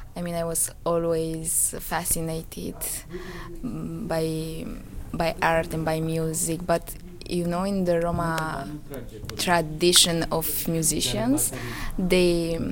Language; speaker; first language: English; non-native, fluent; Romanian